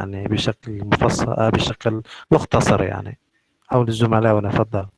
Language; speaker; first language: Arabic; non-native, fluent; Indonesian